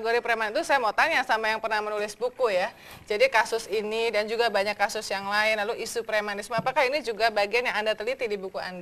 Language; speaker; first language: Indonesian; native; Indonesian